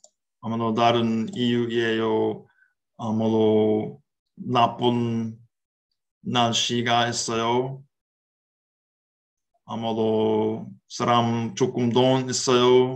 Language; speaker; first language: Korean; non-native, learner; English